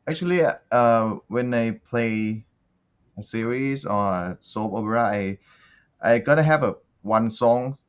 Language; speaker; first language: English; non-native, learner; Thai